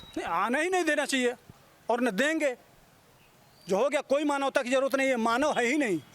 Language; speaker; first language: Hindi; native; Hindi